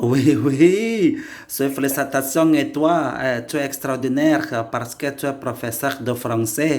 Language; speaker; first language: French; non-native, learner; Indonesian